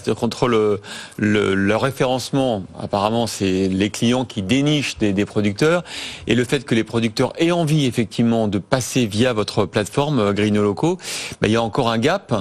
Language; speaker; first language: French; native; French